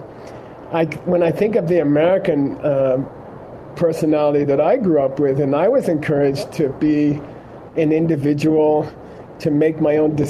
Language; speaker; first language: English; native; English